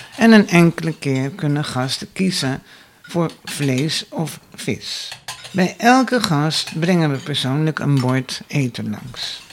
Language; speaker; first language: Dutch; native; Dutch